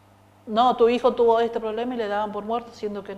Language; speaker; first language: Spanish; native; Spanish